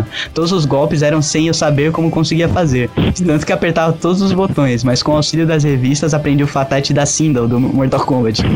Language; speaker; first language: Portuguese; native; Portuguese